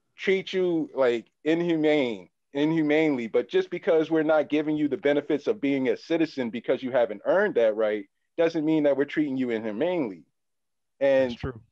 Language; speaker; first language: English; native; English